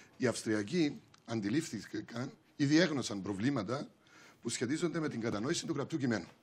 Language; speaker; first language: Greek; native; Greek